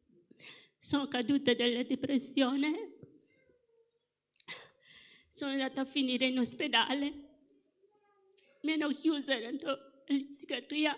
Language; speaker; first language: Italian; non-native, fluent; Morisyen